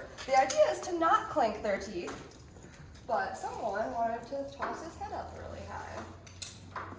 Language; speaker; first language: English; native; English